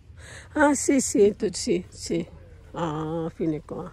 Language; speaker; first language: Italian; non-native, learner; Bangla